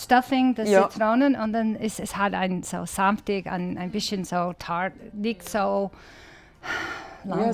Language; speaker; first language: German; non-native, learner; English